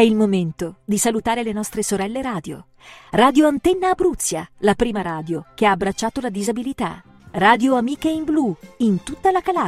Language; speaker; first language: Italian; native; Italian